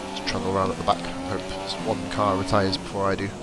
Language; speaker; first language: English; native; English